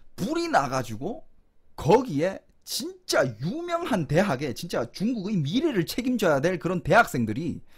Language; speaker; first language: Korean; native; Korean